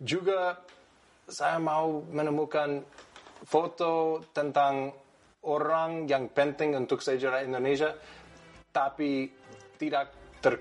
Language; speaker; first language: Indonesian; non-native, learner; English